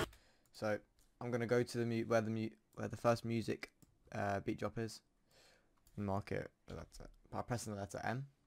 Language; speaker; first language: English; native; English